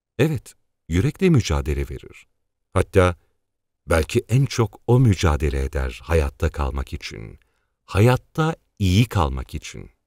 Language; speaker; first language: Turkish; native; Turkish